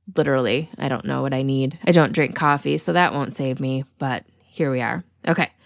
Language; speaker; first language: English; native; English